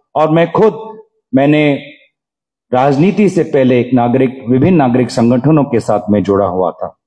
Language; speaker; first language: Hindi; non-native, local second language; Assamese